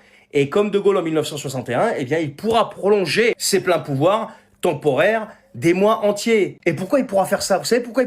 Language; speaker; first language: French; native; French